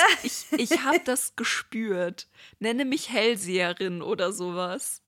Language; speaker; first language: German; native; German